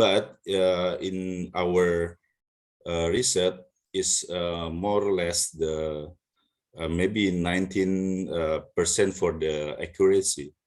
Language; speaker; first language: English; non-native, learner; Indonesian